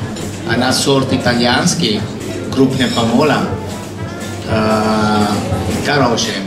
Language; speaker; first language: Russian; non-native, learner; Italian